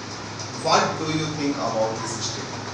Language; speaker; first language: English; non-native, local second language; Hindi